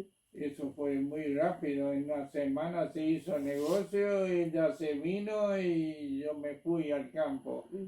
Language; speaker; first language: Spanish; non-native, local second language; German